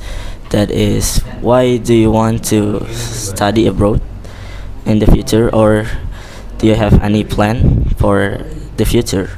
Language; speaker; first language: English; non-native, learner; Indonesian